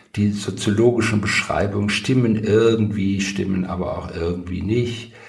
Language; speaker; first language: German; native; German